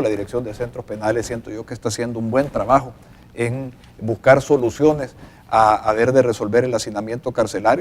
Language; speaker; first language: Spanish; native; Spanish